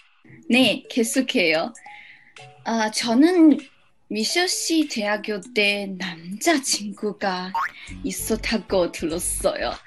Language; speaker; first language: Korean; non-native, learner; English